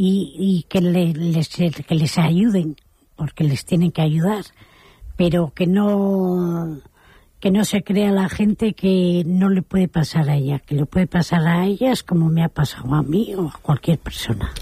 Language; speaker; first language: Spanish; native; Spanish